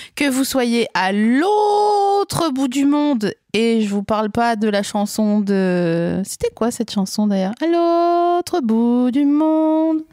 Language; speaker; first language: French; native; French